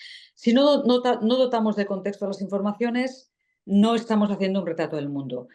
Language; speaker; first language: Spanish; native; Spanish